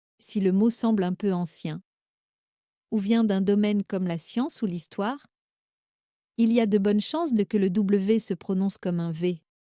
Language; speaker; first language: French; native; French